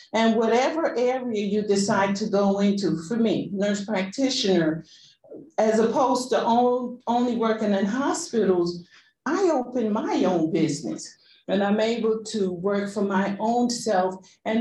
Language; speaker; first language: English; non-native, fluent; Spanish